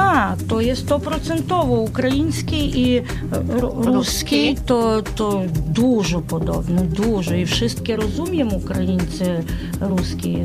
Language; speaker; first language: Polish; non-native, learner; Ukrainian